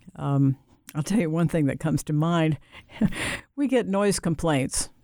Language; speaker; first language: English; native; English